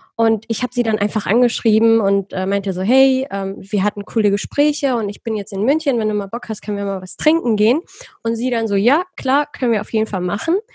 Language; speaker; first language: German; early bilingual, other home language; Persian